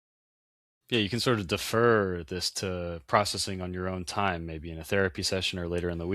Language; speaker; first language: English; native; English